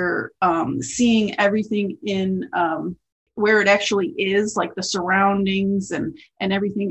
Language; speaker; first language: English; native; English